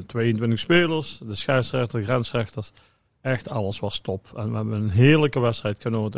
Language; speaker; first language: Dutch; native; Dutch